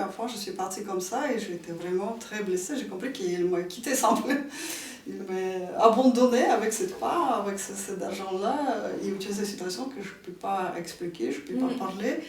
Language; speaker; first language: French; non-native, fluent; Ukrainian